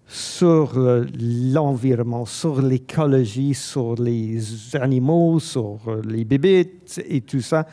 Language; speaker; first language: French; non-native, fluent; English